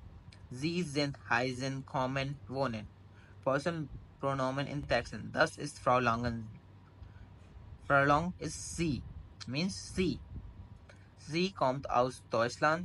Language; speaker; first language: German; non-native, learner; Hindi